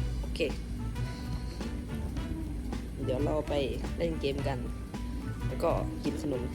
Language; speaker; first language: Thai; native; Thai